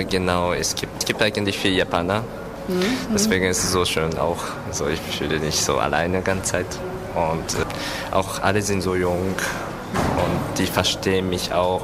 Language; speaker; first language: German; non-native, learner; Japanese